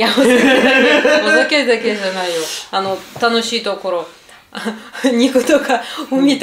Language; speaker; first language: Japanese; non-native, learner; Russian